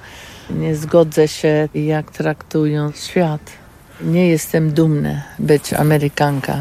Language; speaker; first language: Polish; non-native, learner; English